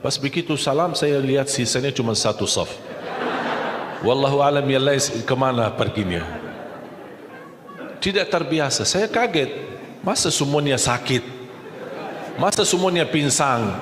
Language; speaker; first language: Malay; non-native, fluent; Arabic